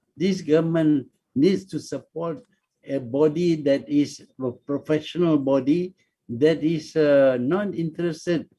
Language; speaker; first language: English; non-native, local second language; Malay